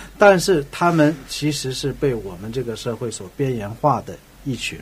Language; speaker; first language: Chinese; native; Chinese